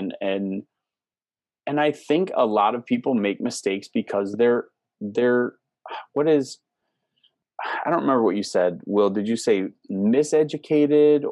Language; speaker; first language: English; native; English